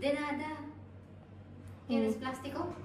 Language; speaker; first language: Spanish; non-native, learner; Filipino